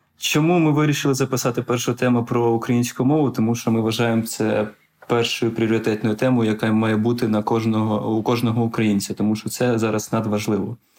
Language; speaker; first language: Ukrainian; non-native, local second language; Russian